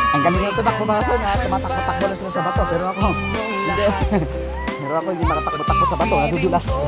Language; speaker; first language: Filipino; non-native, local second language; Hiligaynon